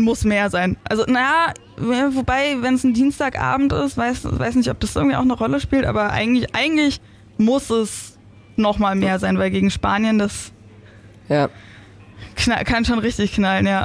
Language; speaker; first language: German; native; German